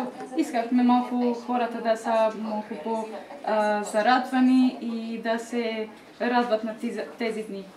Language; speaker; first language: Bulgarian; non-native, fluent; Albanian